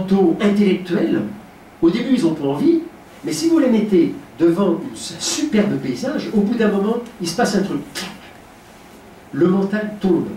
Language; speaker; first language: French; native; French